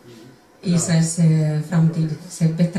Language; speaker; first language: Swedish; non-native, fluent; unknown